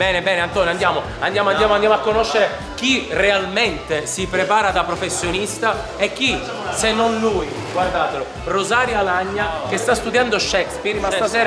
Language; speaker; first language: Italian; native; Italian